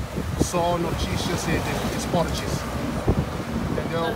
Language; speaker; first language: Portuguese; non-native, learner; English